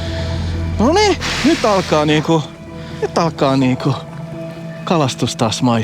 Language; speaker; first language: Finnish; native; Finnish